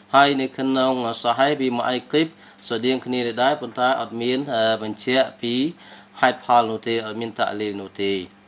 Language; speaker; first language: Khmer; non-native, local second language; Western Cham